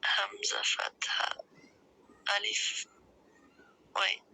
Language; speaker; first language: Arabic; non-native, learner; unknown